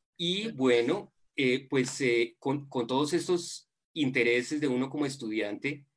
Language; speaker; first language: Spanish; native; Spanish